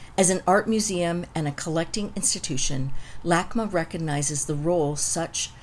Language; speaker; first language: English; native; English